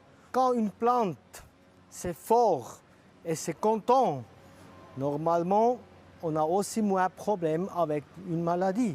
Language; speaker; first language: French; non-native, local second language; German